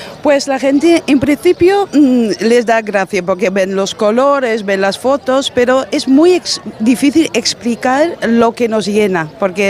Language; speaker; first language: Spanish; non-native, fluent; Dutch